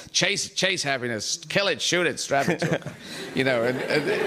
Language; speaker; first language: English; native; English